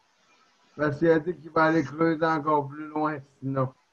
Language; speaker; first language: French; native; French